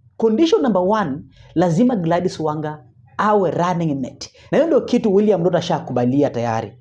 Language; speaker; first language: Swahili; non-native, local second language; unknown